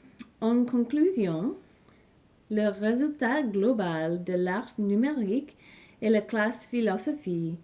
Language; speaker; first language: French; non-native, learner; English